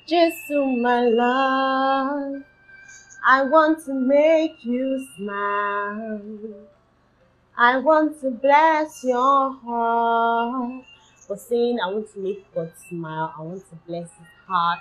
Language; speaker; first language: English; non-native, local second language; Yoruba